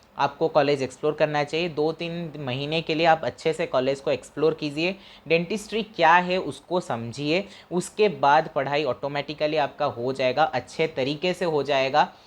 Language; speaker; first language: Hindi; non-native, local second language; Odia